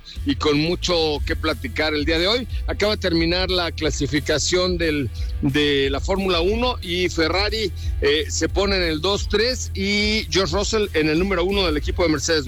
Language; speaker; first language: Spanish; native; Spanish